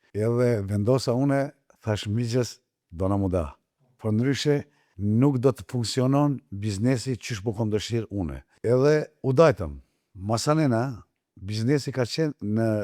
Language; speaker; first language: Albanian; non-native, local second language; Turkish